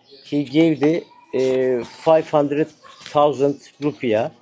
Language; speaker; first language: English; non-native, learner; Turkish